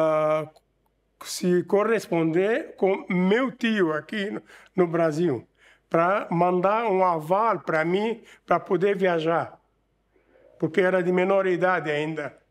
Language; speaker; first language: Portuguese; non-native, fluent; Arabic